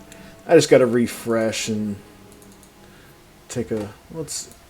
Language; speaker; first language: English; native; English